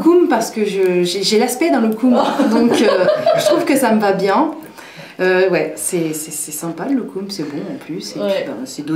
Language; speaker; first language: French; native; French